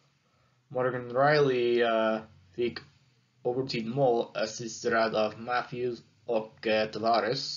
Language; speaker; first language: Swedish; non-native, learner; English